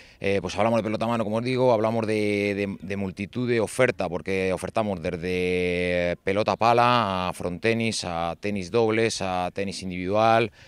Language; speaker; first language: Spanish; native; Spanish